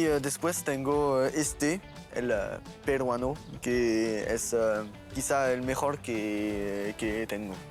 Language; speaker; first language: Spanish; non-native, learner; French